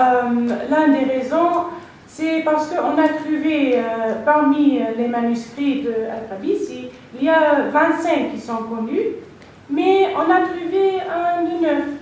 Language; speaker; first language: French; non-native, fluent; English